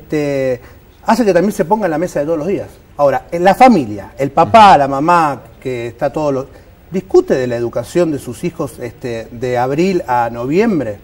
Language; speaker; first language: Spanish; native; Spanish